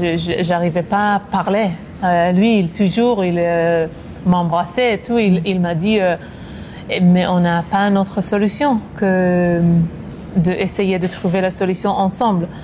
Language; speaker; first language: French; non-native, fluent; Hebrew